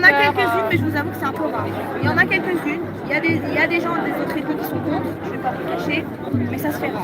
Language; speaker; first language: French; native; French